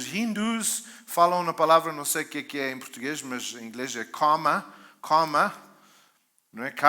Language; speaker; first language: Portuguese; native; Portuguese